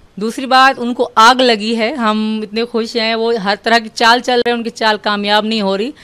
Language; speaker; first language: Urdu; non-native, local second language; Sindhi